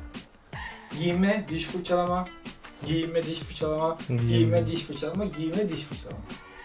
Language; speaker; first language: Turkish; native; Turkish